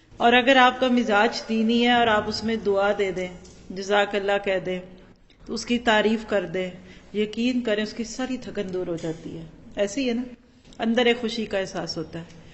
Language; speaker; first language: Urdu; non-native, local second language; Punjabi